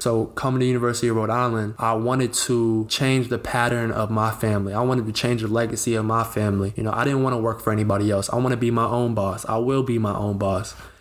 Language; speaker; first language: English; native; English